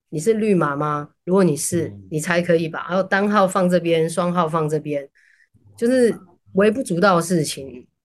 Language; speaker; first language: Chinese; native; Chinese